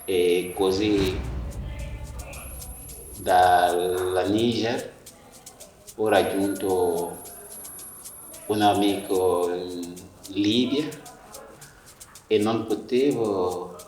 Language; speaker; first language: Italian; non-native, fluent; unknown